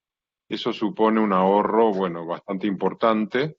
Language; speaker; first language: Spanish; native; Spanish